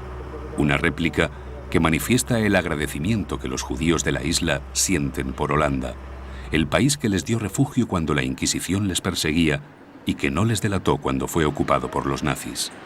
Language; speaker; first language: Spanish; native; Spanish